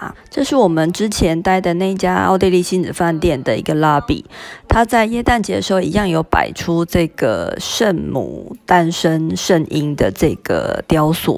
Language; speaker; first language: Chinese; native; Chinese